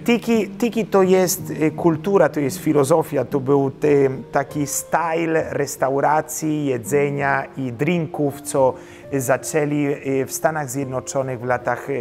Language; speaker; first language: Polish; early bilingual, heritage; Polish